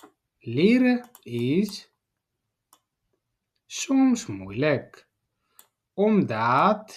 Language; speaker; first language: Dutch; non-native, learner; Tigrinya